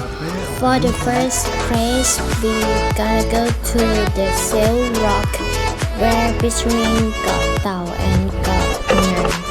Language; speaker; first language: English; non-native, learner; Thai